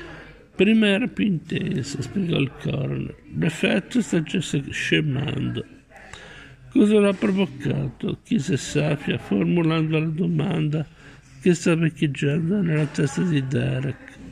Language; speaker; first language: Italian; native; Italian